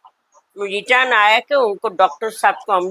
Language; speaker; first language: Hindi; non-native, local second language; Bangla